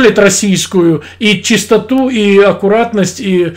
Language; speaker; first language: Russian; native; Russian